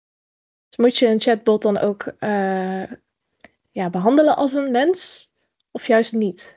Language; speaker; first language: Dutch; native; Dutch